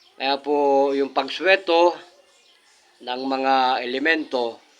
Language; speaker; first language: Filipino; native; Filipino